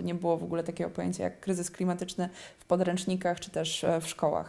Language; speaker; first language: Polish; native; Polish